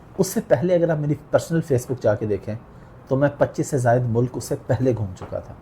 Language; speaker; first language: Urdu; non-native, local second language; Saraiki